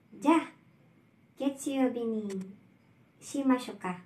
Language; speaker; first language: Japanese; non-native, learner; Filipino